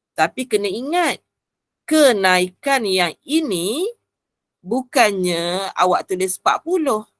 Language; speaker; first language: Malay; native; Malay